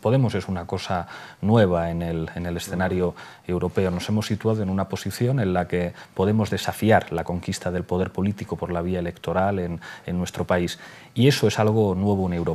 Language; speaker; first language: Spanish; native; Spanish